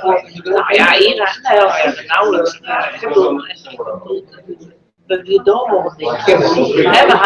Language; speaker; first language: Dutch; native; Dutch